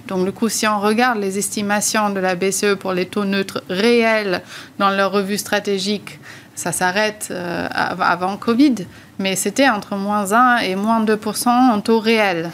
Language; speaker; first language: French; native; French